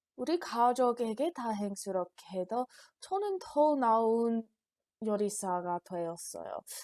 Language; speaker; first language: Korean; non-native, learner; English